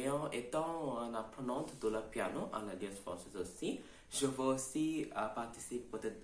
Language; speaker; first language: French; non-native, learner; Bangla